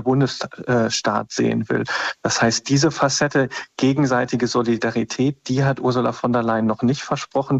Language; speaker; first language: German; native; German